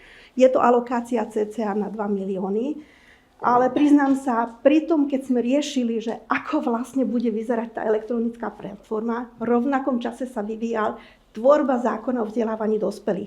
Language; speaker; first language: Slovak; native; Slovak